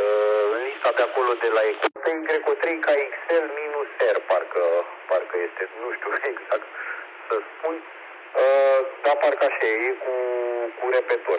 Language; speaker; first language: Romanian; native; Romanian